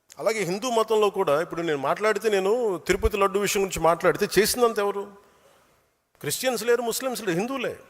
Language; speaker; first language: Telugu; native; Telugu